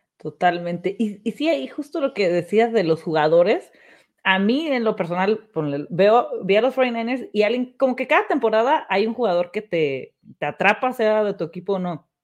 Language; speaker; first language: Spanish; native; Spanish